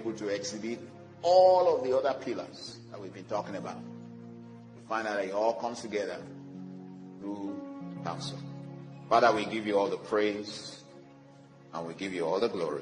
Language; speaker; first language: English; non-native, local second language; Yoruba